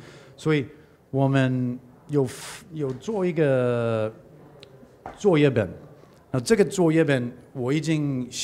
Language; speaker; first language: Chinese; non-native, learner; English